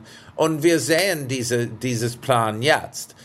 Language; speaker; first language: German; non-native, fluent; English